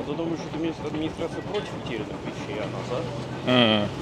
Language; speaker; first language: Russian; native; Russian